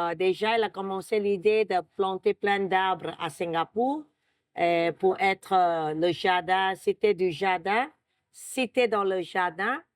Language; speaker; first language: French; non-native, fluent; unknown